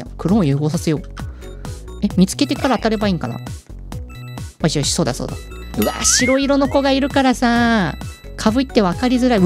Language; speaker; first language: Japanese; native; Japanese